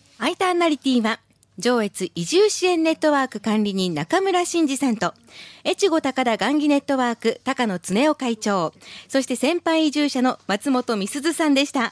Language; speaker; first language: Japanese; native; Japanese